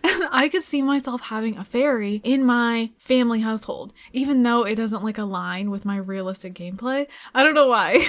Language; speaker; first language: English; native; English